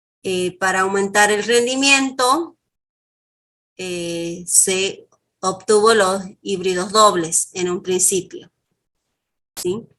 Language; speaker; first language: Spanish; native; Spanish